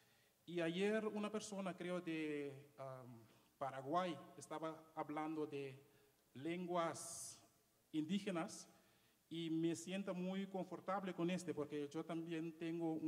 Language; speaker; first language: Spanish; non-native, fluent; Papiamento